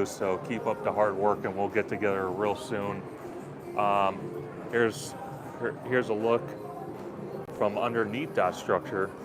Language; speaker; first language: English; native; English